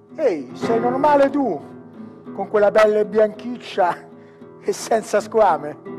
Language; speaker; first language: Italian; non-native, fluent; Tigrinya